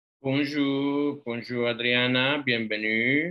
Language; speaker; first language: French; non-native, fluent; Spanish